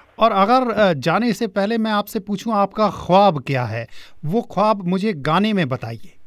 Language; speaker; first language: Hindi; native; Hindi